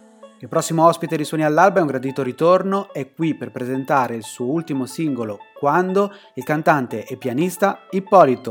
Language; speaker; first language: Italian; native; Italian